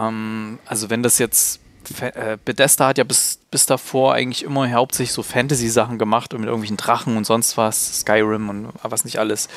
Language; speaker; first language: German; native; German